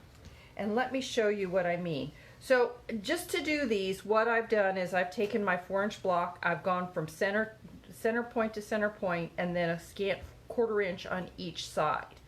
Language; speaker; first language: English; native; English